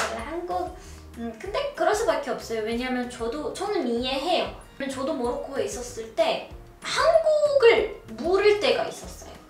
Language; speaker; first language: Korean; non-native, fluent; Arabic